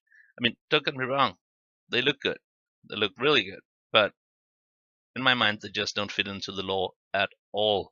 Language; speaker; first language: English; non-native, fluent; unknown